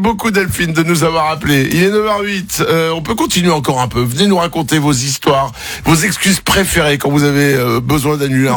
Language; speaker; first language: French; native; French